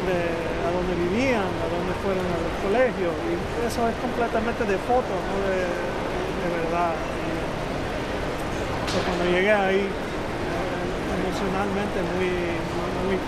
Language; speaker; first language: Spanish; early bilingual, heritage; Spanish